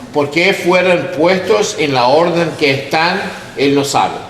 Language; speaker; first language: Spanish; non-native, learner; English